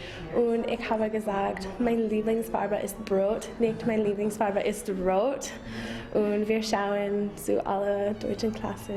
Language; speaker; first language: German; non-native, learner; English